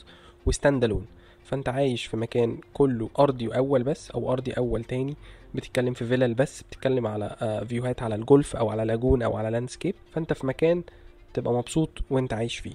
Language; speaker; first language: Arabic; native; Arabic